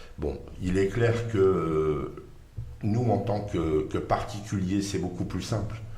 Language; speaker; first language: French; native; French